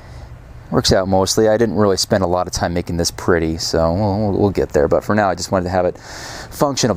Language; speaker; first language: English; native; English